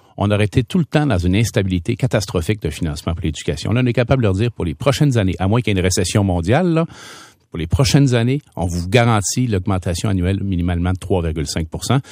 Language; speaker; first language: French; native; French